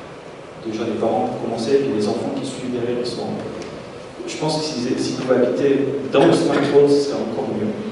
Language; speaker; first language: French; native; French